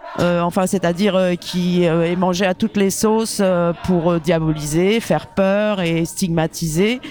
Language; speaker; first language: French; native; French